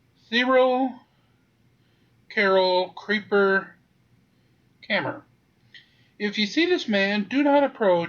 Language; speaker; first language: English; native; English